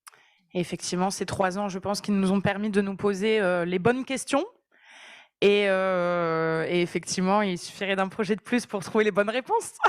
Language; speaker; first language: French; native; French